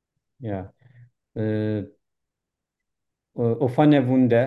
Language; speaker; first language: German; non-native, learner; Turkish